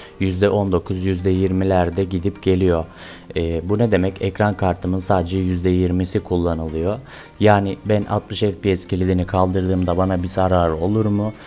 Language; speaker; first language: Turkish; native; Turkish